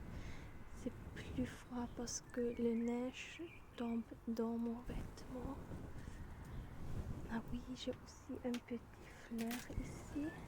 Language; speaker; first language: French; non-native, learner; German